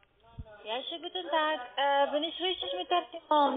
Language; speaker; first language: German; non-native, learner; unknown